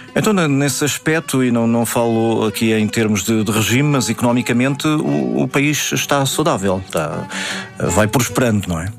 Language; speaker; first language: Portuguese; native; Portuguese